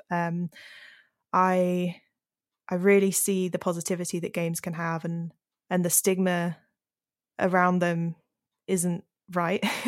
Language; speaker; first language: English; native; English